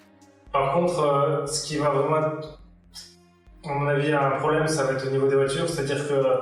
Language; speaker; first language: French; native; French